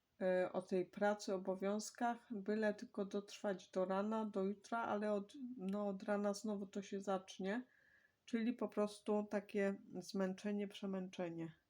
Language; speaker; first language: Polish; native; Polish